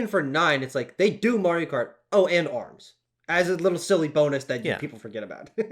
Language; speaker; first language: English; native; English